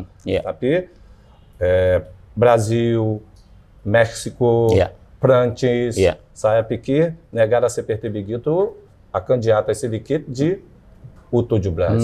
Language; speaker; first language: Indonesian; non-native, fluent; Portuguese